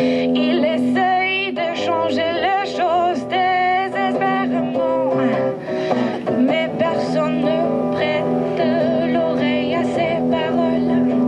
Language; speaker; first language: French; non-native, fluent; Catalan